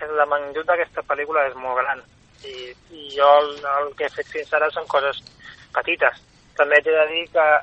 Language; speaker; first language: Catalan; native; Catalan